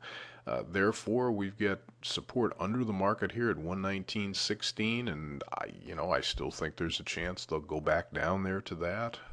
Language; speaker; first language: English; native; English